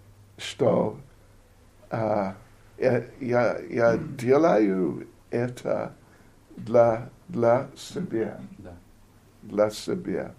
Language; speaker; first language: Russian; non-native, learner; English